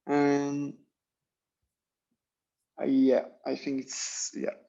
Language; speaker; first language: English; non-native, learner; French